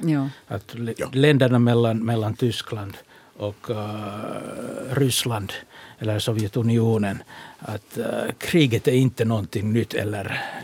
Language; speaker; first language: Swedish; non-native, local second language; Finnish